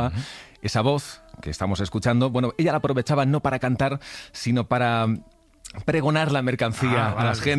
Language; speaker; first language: Spanish; native; Spanish